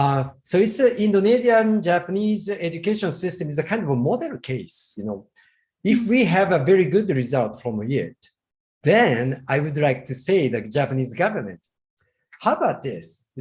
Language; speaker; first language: English; non-native, fluent; Japanese